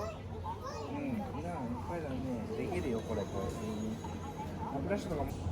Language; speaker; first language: Japanese; native; Japanese